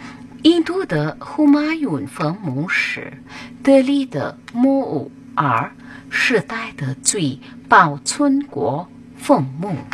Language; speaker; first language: Chinese; non-native, learner; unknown